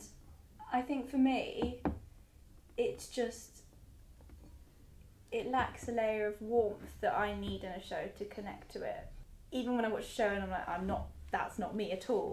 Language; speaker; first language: English; native; English